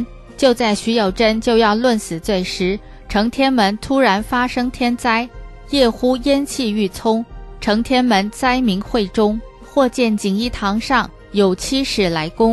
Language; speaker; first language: Chinese; native; Chinese